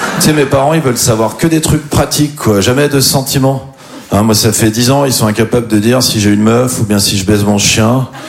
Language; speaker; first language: French; native; French